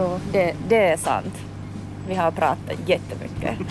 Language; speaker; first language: Swedish; non-native, learner; Finnish